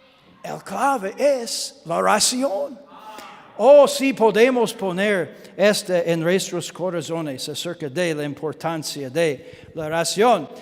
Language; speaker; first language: Spanish; non-native, learner; English